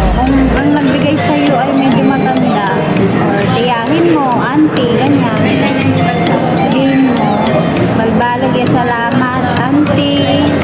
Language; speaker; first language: Filipino; non-native, local second language; Pangasinan